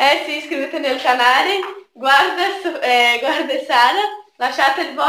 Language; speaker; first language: Italian; non-native, learner; Portuguese